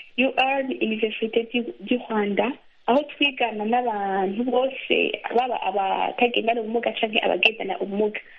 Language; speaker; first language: Rundi; native; Rundi